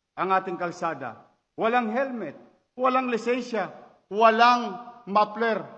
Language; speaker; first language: Filipino; native; Filipino